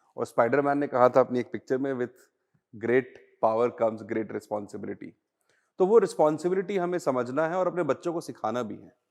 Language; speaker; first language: Hindi; native; Hindi